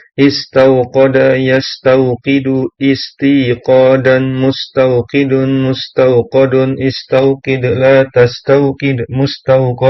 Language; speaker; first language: Arabic; non-native, fluent; Indonesian